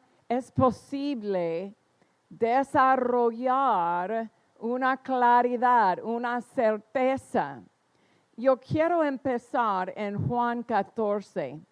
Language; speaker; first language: Spanish; non-native, fluent; English